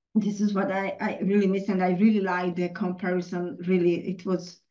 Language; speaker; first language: English; non-native, fluent; Hungarian